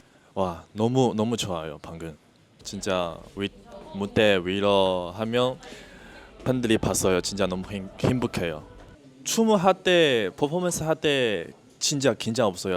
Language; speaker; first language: Korean; non-native, learner; Chinese